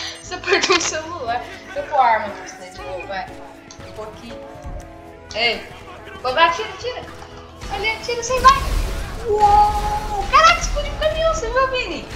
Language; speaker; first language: Portuguese; native; Portuguese